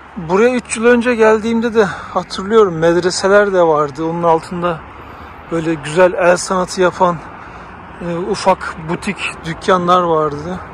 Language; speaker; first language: Turkish; native; Turkish